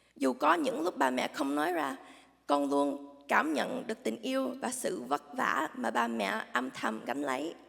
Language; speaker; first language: Vietnamese; early bilingual, heritage; Vietnamese